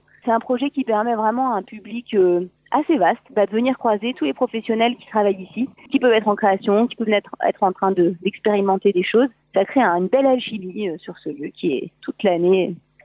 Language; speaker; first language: French; native; French